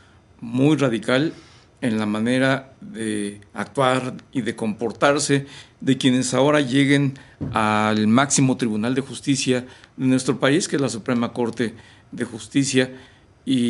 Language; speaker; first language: Spanish; native; Spanish